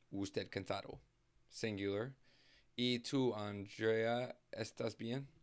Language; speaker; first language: Spanish; non-native, learner; English